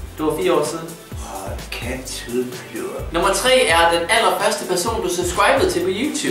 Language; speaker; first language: Danish; native; Danish